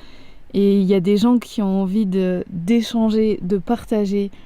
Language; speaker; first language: French; native; French